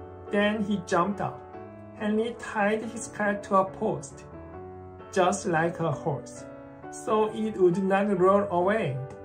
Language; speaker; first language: English; non-native, fluent; Korean